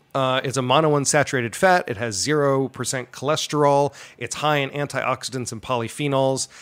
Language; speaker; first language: English; native; English